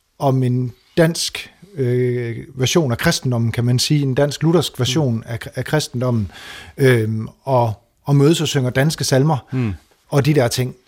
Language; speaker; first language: Danish; native; Danish